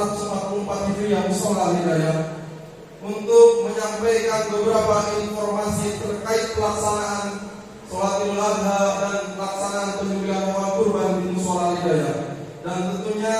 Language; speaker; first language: Indonesian; native; Indonesian